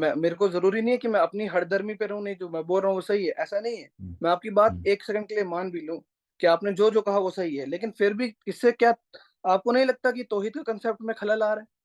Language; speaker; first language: Urdu; native; Urdu